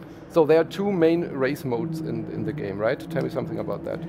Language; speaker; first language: English; non-native, fluent; German